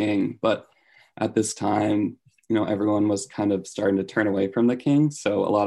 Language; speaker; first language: English; native; English